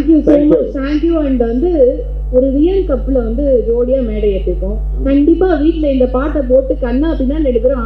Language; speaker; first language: Tamil; native; Tamil